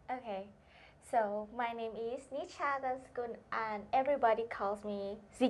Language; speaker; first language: English; non-native, learner; Thai